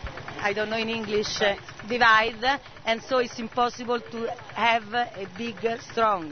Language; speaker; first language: English; non-native, learner; Italian